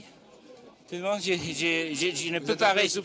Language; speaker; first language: French; non-native, learner; English